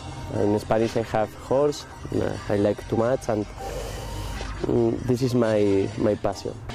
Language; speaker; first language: English; non-native, learner; Spanish